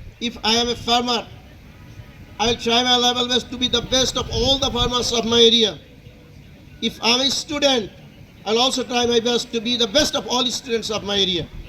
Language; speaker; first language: English; non-native, local second language; Bangla